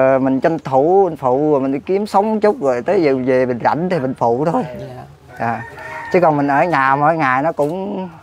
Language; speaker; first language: Vietnamese; non-native, local second language; Khmer